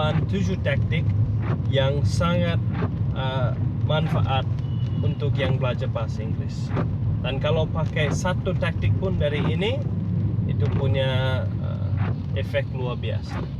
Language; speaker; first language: Indonesian; non-native, fluent; English